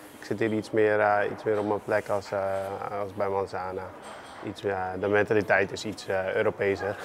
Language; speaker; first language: Dutch; native; Dutch